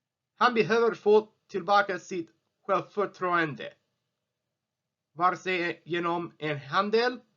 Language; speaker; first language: Swedish; non-native, learner; English